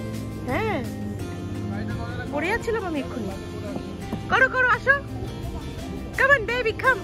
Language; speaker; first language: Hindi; non-native, local second language; Bangla